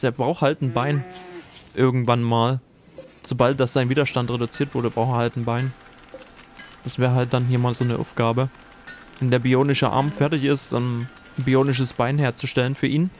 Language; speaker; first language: German; native; German